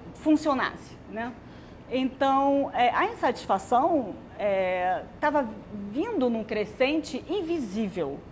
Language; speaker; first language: Portuguese; non-native, fluent; Arabic